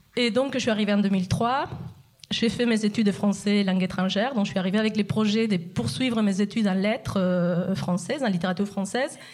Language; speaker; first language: French; non-native, fluent; Spanish